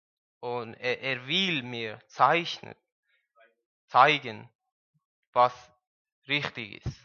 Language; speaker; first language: German; non-native, learner; Persian